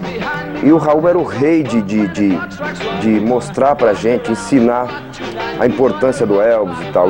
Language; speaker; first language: Portuguese; native; Portuguese